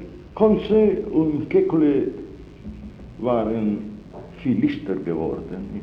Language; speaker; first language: German; non-native, fluent; Italian